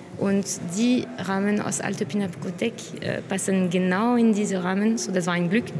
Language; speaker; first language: German; non-native, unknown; French